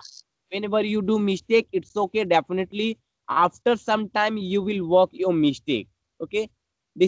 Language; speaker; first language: English; non-native, learner; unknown